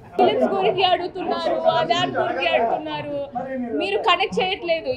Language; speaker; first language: Telugu; non-native, fluent; Malayalam